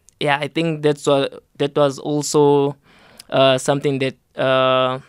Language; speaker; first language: English; non-native, local second language; Southern Sotho